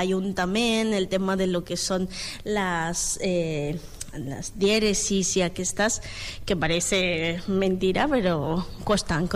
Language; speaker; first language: Catalan; non-native, learner; Spanish